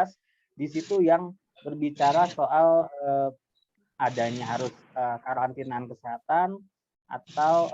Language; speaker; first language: Indonesian; native; Indonesian